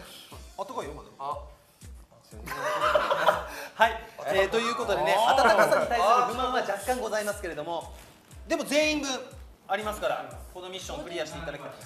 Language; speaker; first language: Japanese; native; Japanese